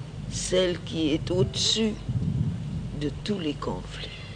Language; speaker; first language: French; native; French